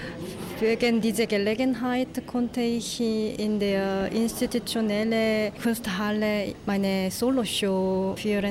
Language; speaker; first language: German; non-native, learner; Korean